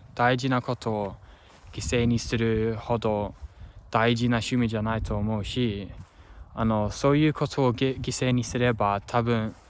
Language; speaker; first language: Japanese; non-native, fluent; English